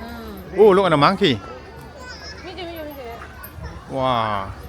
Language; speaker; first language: English; non-native, learner; Vietnamese